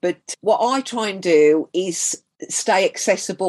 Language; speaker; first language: English; native; English